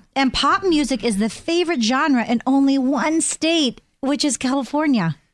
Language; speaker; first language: English; native; English